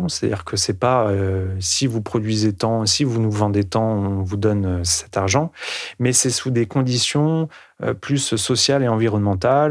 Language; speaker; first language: French; native; French